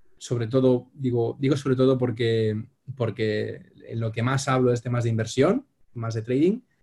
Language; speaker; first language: Spanish; non-native, local second language; Catalan